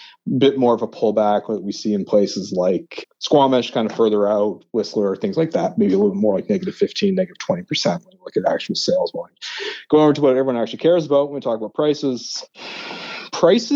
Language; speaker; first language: English; native; English